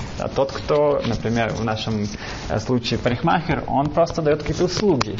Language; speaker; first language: Russian; early bilingual, heritage; Russian